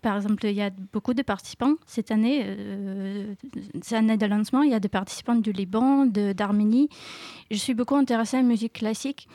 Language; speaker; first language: French; non-native, learner; Ukrainian